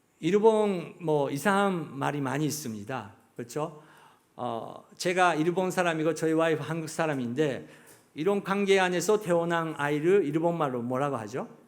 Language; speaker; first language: Korean; non-native, fluent; Japanese